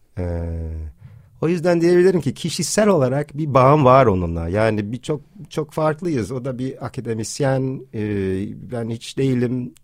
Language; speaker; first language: Turkish; non-native, fluent; English